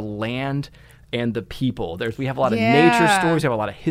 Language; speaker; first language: English; native; English